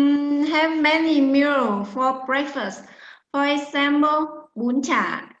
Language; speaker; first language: English; non-native, learner; Vietnamese